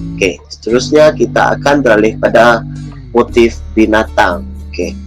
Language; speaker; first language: Malay; non-native, local second language; Iban